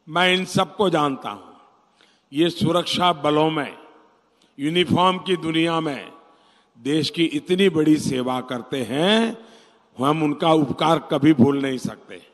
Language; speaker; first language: Hindi; non-native, local second language; Gujarati